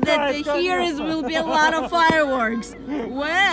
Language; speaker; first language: English; non-native, learner; Russian